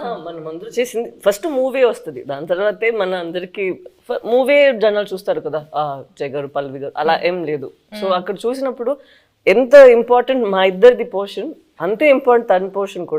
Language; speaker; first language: Telugu; non-native, fluent; Tamil